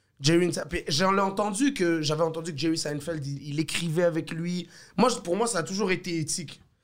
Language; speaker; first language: French; early bilingual, other home language; Arabic